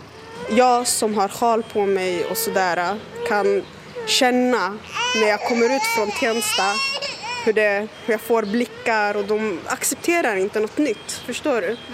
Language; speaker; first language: Swedish; early bilingual, other home language; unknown